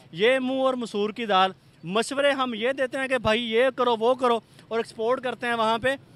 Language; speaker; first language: Urdu; non-native, local second language; Punjabi